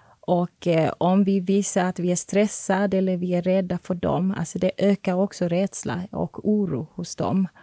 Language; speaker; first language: Swedish; non-native, fluent; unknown